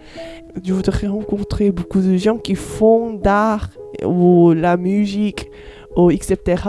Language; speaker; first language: French; non-native, learner; Korean